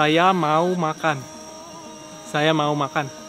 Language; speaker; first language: Indonesian; non-native, fluent; English